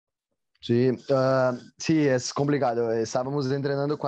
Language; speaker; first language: Spanish; non-native, learner; Portuguese